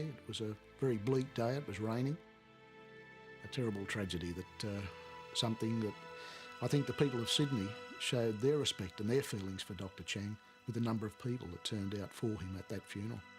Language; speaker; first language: English; native; English